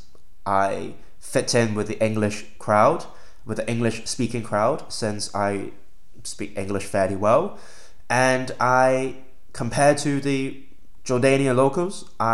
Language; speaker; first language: English; non-native, local second language; Cantonese